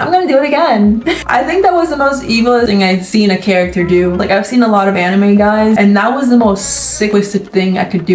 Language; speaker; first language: English; native; English